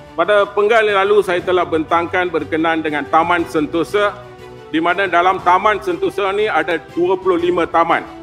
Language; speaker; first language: Malay; non-native, local second language; Tamil